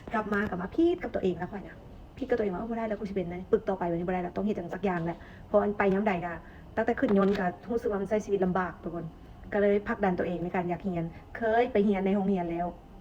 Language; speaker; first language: Thai; native; Thai